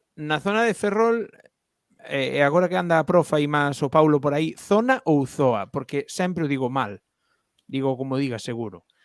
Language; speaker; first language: Galician; non-native, local second language; Spanish